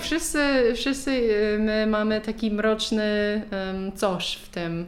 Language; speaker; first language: Polish; non-native, learner; English